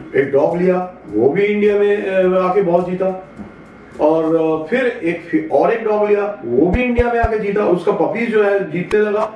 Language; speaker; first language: Hindi; non-native, local second language; Bangla